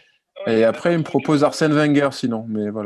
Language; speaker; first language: French; native; French